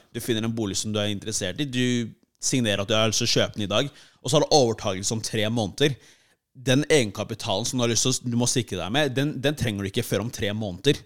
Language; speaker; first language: Norwegian; early bilingual, other home language; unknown